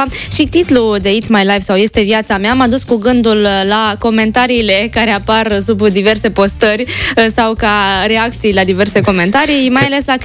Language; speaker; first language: Romanian; native; Romanian